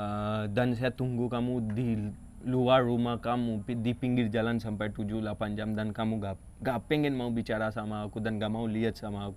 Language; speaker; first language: Indonesian; non-native, fluent; Urdu